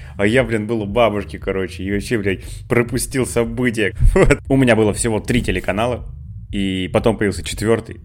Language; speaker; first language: Russian; native; Russian